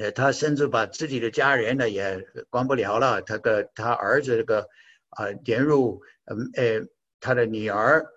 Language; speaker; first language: Chinese; non-native, fluent; English